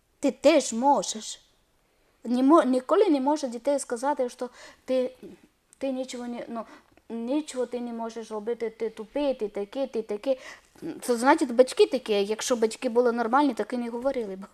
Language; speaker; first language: Ukrainian; non-native, learner; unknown